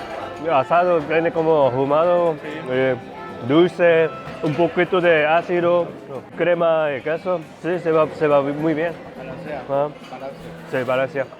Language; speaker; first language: Spanish; non-native, fluent; Korean